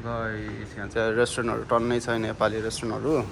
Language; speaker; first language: Nepali; native; Nepali